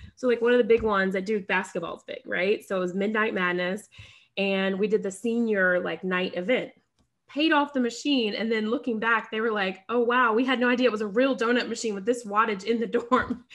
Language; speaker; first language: English; native; English